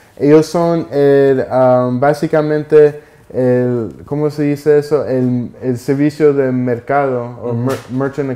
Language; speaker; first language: Spanish; early bilingual, heritage; Spanish